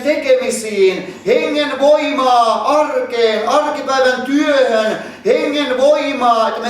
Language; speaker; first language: Finnish; native; Finnish